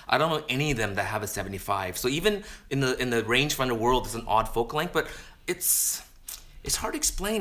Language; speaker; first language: English; native; English